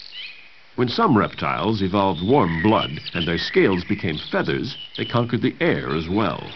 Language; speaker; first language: English; native; English